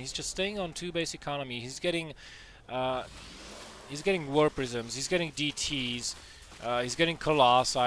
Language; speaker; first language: English; non-native, fluent; Dutch